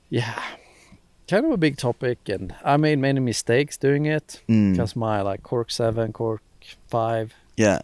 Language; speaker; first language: English; non-native, fluent; Swedish